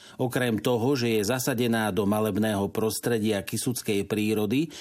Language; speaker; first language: Slovak; native; Slovak